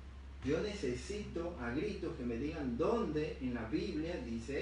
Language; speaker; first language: Spanish; native; Spanish